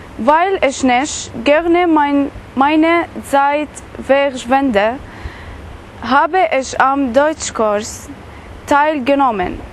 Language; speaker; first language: German; non-native, learner; Arabic